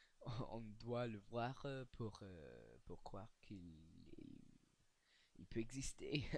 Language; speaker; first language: French; non-native, learner; English